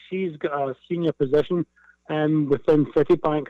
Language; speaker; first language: English; native; English